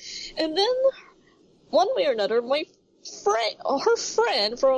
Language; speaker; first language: English; non-native, local second language; Filipino